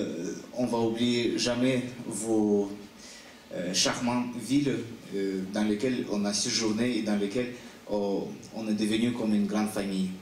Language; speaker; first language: French; non-native, fluent; Russian